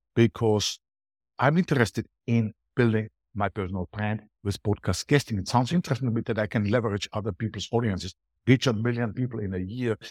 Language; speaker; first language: English; non-native, fluent; German